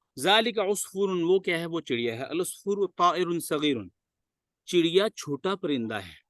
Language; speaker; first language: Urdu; native; Urdu